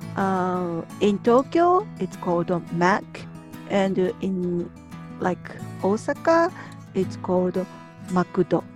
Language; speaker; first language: English; non-native, learner; Japanese